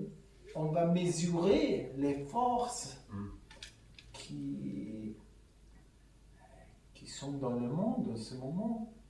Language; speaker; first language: French; non-native, fluent; Italian